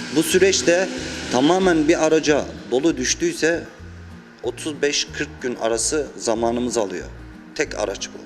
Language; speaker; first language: Turkish; native; Turkish